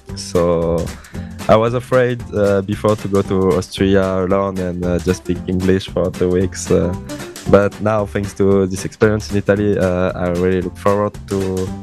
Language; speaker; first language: English; non-native, fluent; French